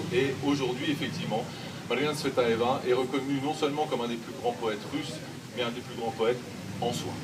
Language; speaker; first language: French; native; French